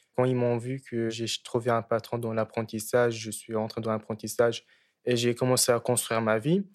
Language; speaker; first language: French; early bilingual, other home language; Arabic